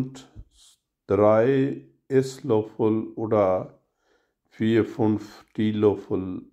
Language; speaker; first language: German; non-native, learner; Urdu